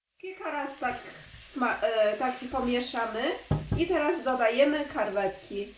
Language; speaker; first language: Polish; non-native, learner; Chinese